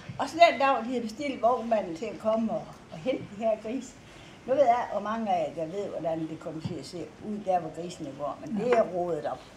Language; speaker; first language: Danish; native; Danish